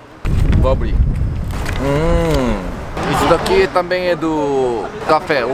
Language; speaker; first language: Portuguese; non-native, learner; Korean